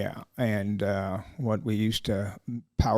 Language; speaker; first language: English; native; English